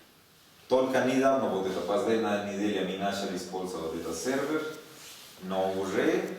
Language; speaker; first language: Russian; non-native, learner; Spanish